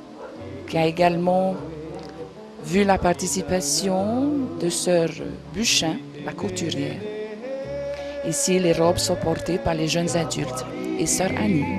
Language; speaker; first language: French; native; French